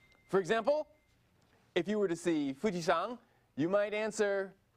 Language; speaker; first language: English; native; English